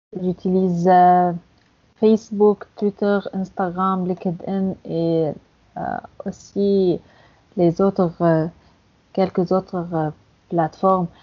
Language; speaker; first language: French; non-native, fluent; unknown